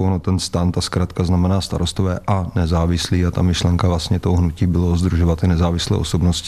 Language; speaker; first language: Czech; native; Czech